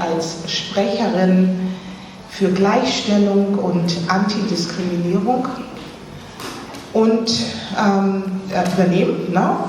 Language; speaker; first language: German; early bilingual, other home language; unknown